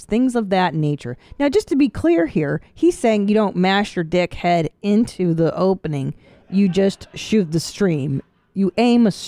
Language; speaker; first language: English; native; English